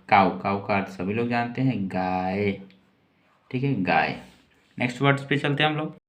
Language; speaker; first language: Hindi; native; Hindi